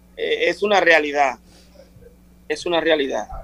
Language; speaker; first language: Spanish; native; Spanish